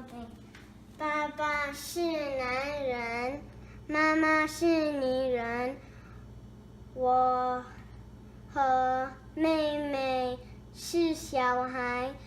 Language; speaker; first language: Chinese; early bilingual, heritage; English